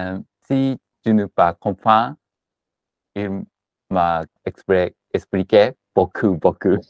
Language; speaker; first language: French; non-native, learner; Japanese